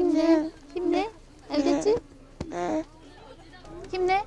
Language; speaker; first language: Korean; native; Korean